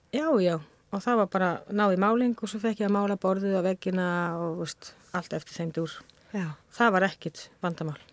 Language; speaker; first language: Icelandic; non-native, fluent; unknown